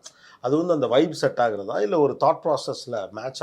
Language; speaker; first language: Tamil; native; Tamil